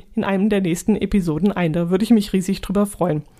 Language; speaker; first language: German; native; German